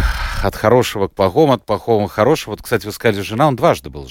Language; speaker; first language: Russian; native; Russian